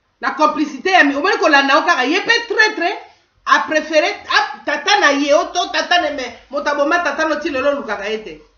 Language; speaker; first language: Lingala; non-native, local second language; Kongo